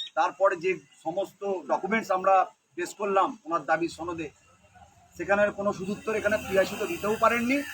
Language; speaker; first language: Bangla; non-native, local second language; Santali